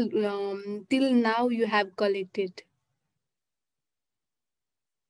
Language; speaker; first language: English; non-native, local second language; Nepali